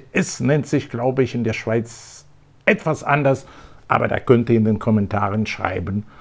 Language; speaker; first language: German; non-native, fluent; Polish